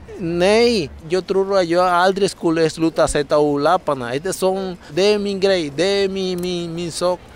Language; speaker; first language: Swedish; non-native, learner; Spanish